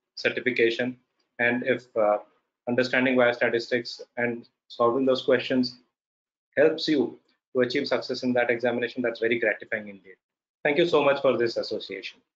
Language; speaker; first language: English; non-native, local second language; Odia